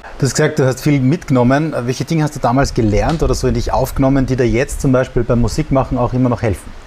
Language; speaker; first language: German; native; German